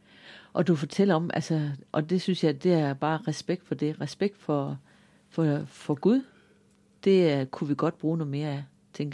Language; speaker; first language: Danish; native; Danish